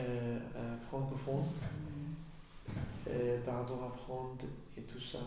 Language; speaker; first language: French; non-native, learner; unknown